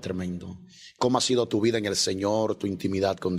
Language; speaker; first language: Spanish; native; Spanish